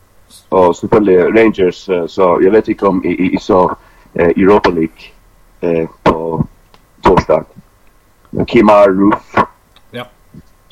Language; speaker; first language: Danish; non-native, local second language; Faroese